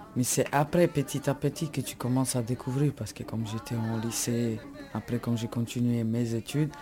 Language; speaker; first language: French; non-native, fluent; Slovak